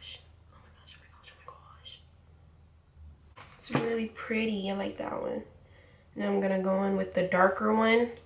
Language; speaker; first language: English; native; English